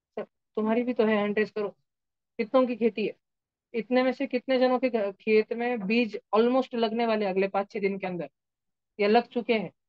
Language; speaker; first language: Hindi; non-native, local second language; Marathi